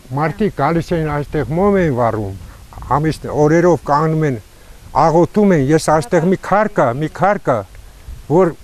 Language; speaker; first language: Armenian; native; Armenian